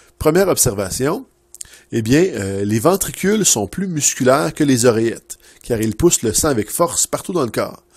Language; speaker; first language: French; native; French